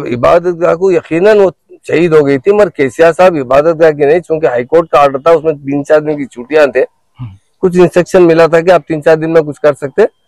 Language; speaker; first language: Hindi; non-native, local second language; Urdu